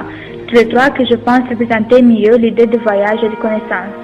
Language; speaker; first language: French; non-native, learner; Romanian